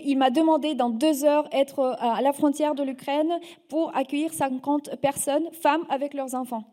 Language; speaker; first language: French; non-native, fluent; Russian